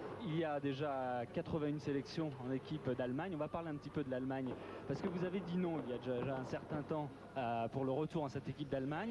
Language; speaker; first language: French; native; French